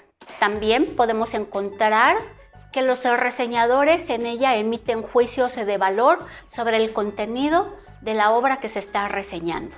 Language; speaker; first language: Spanish; native; Spanish